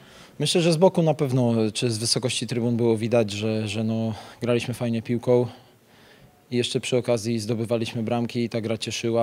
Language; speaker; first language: Polish; native; Polish